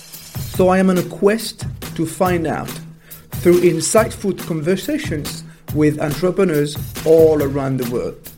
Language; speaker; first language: English; non-native, fluent; French